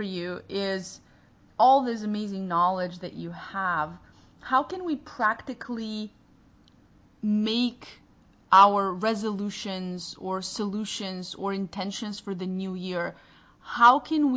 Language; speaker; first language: English; non-native, fluent; Bulgarian